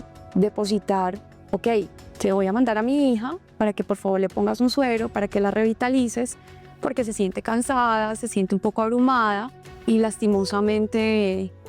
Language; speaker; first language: Spanish; native; Spanish